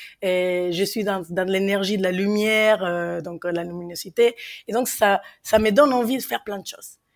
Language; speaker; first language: French; non-native, fluent; Spanish